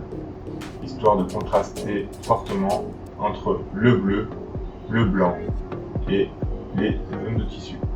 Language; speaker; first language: French; native; French